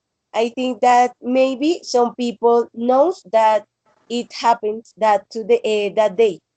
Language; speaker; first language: English; non-native, learner; Spanish